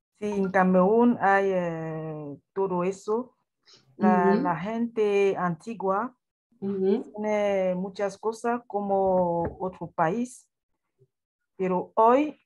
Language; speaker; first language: Spanish; non-native, learner; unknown